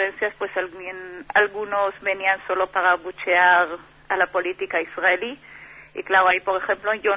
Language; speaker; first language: Spanish; non-native, fluent; Hebrew